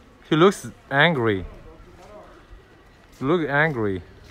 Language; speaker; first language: English; non-native, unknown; Korean